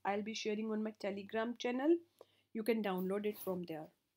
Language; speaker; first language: English; non-native, local second language; Hindi